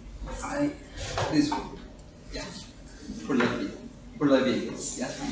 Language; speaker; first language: Spanish; non-native, fluent; English